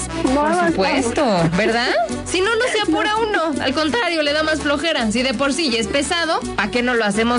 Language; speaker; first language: Spanish; native; Spanish